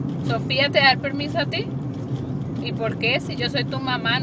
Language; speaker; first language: Spanish; native; Spanish